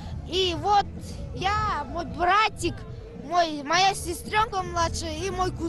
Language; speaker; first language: Russian; non-native, fluent; Mongolian